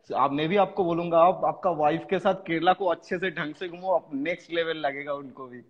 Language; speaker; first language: Hindi; non-native, local second language; Bangla